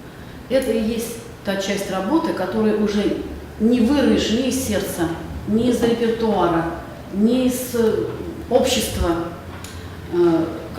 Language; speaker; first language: Russian; native; Russian